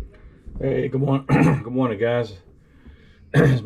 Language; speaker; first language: English; native; English